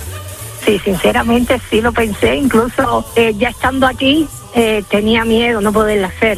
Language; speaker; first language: Spanish; native; Spanish